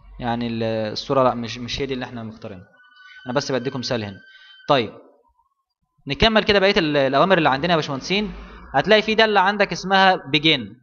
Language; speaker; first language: Arabic; native; Arabic